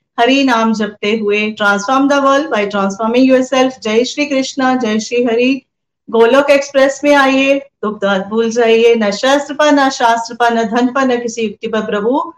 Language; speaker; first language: Hindi; non-native, local second language; Punjabi